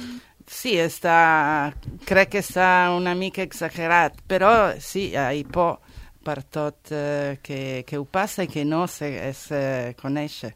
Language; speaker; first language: Catalan; non-native, learner; Italian